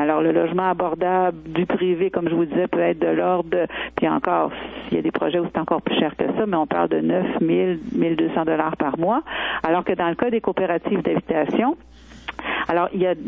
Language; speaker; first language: French; native; French